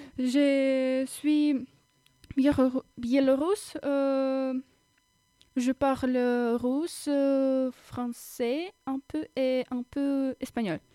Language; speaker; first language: French; non-native, learner; Russian